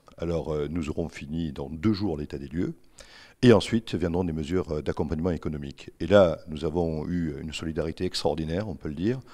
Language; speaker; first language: French; native; French